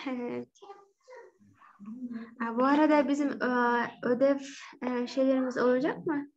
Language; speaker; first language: Turkish; non-native, learner; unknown